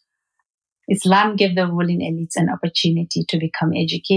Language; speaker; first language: English; non-native, local second language; Hausa